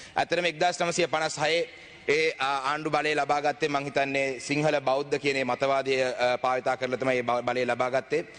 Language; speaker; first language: Sinhala; non-native, local second language; Tamil